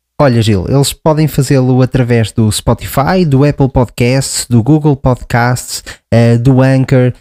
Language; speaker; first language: Portuguese; native; Portuguese